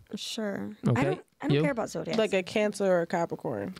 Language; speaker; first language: English; native; English